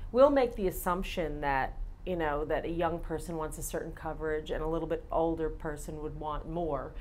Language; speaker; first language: English; native; English